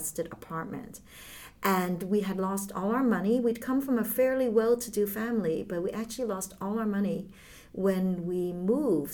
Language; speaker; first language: English; early bilingual, other home language; Cantonese